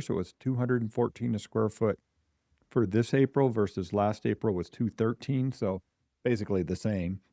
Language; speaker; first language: English; native; English